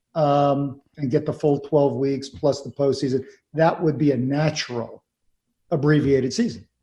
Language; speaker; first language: English; native; English